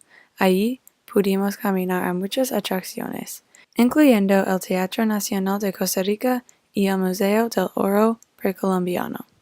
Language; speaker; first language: Spanish; non-native, fluent; English